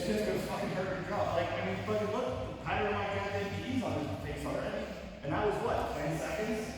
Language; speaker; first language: English; native; English